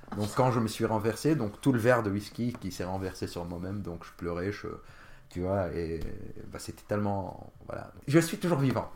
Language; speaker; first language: French; non-native, local second language; Arabic